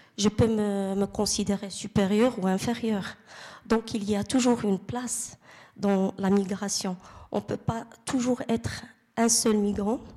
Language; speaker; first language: French; non-native, fluent; Arabic